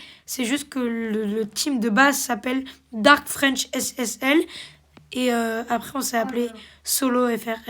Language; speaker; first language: French; native; French